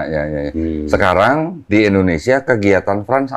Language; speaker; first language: Indonesian; native; Indonesian